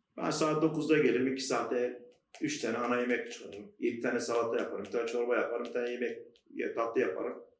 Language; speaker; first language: Turkish; native; Turkish